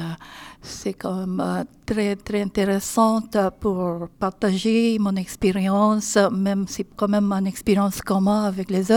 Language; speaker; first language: French; non-native, learner; Filipino